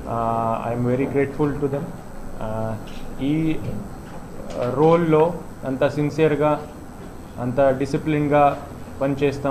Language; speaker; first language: Telugu; non-native, learner; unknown